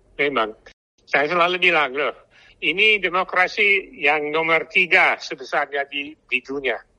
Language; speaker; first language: Indonesian; non-native, fluent; English